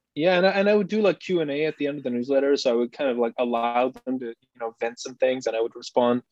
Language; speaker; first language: English; non-native, fluent; Dutch